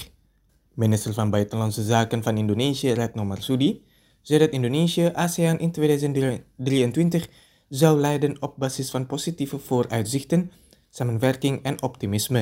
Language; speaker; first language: Dutch; non-native, fluent; Indonesian